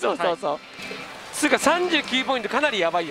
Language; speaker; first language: Japanese; native; Japanese